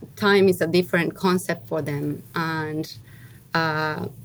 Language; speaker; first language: English; non-native, fluent; Spanish